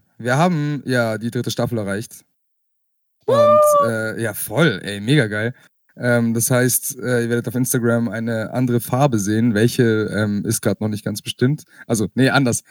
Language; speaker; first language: German; native; German